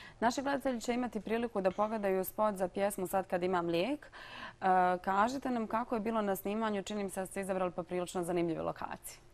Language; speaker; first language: Bosnian; native; Bosnian